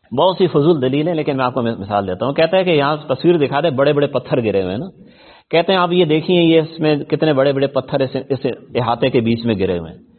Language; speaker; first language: Urdu; non-native, local second language; Punjabi